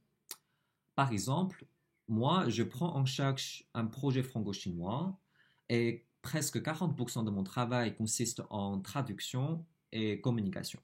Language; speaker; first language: French; non-native, fluent; Chinese